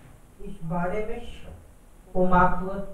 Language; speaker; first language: German; non-native, learner; Hindi